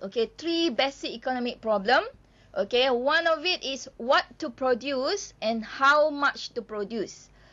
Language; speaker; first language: English; non-native, local second language; Malay